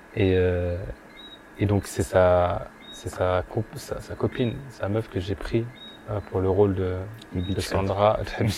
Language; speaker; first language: French; native; French